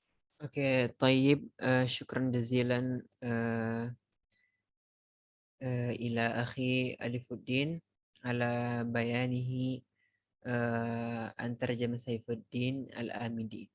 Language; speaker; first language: Arabic; non-native, fluent; Indonesian